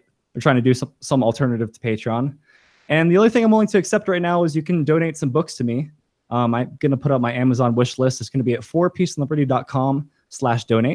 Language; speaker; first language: English; native; English